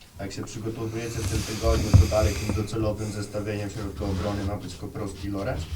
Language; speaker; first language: Polish; native; Polish